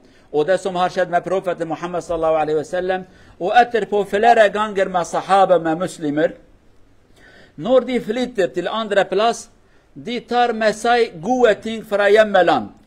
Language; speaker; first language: Norwegian; non-native, learner; Kurdish